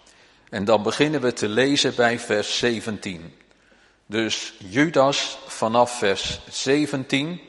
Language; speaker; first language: Dutch; native; Dutch